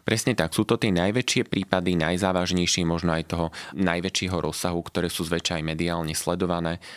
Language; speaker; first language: Slovak; native; Slovak